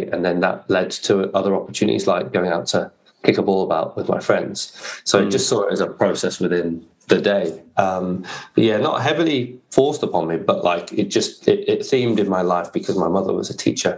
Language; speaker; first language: English; native; English